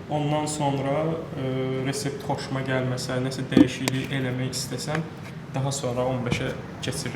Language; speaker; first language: Azerbaijani; native; Azerbaijani